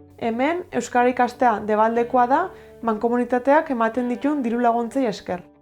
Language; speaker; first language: Basque; native; Basque